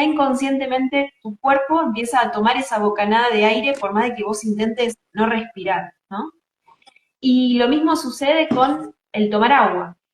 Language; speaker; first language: Spanish; native; Spanish